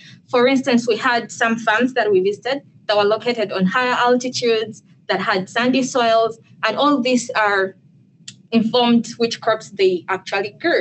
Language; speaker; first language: English; non-native, local second language; Ganda